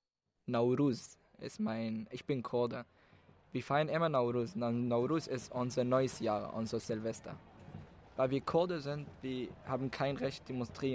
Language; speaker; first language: German; non-native, fluent; Kurdish